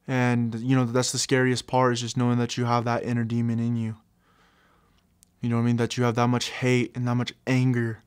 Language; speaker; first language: English; native; English